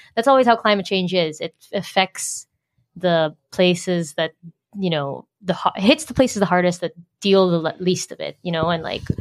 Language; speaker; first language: English; native; English